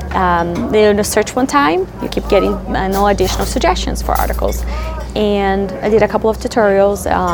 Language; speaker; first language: English; non-native, fluent; Portuguese